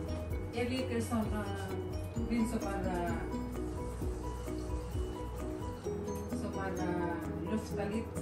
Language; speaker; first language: Norwegian; non-native, learner; Filipino